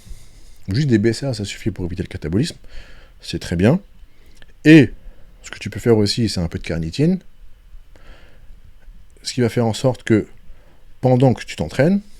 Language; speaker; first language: French; native; French